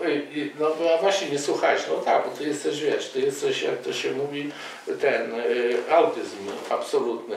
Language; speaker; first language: Polish; native; Polish